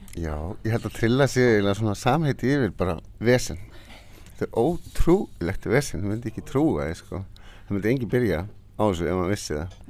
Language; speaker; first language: Icelandic; native; Icelandic